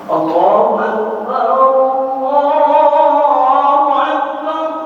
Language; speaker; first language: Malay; non-native, local second language; Minangkabau